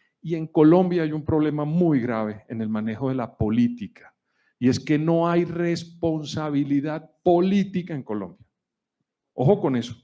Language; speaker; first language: Spanish; native; Spanish